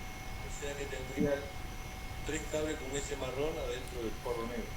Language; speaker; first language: Spanish; native; Spanish